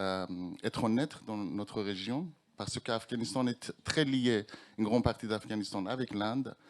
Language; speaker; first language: French; non-native, learner; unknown